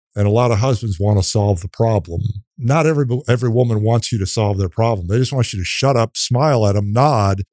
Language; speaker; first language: English; native; English